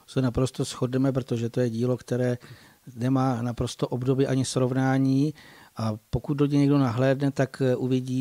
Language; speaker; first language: Czech; native; Czech